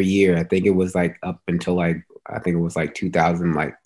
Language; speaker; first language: English; native; English